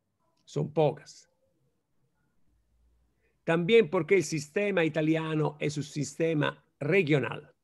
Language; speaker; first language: Spanish; non-native, fluent; Italian